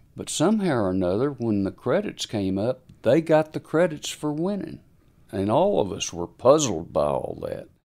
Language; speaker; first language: English; native; English